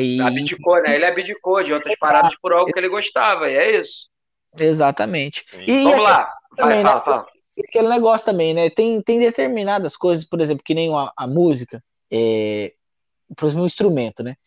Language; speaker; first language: Portuguese; native; Portuguese